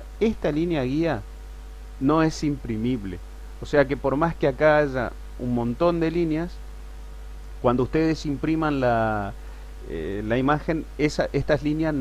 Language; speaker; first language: Spanish; native; Spanish